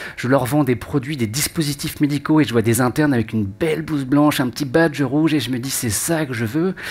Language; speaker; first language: French; native; French